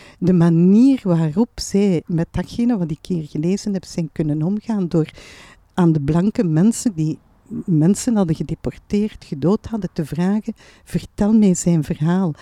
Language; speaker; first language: Dutch; native; Dutch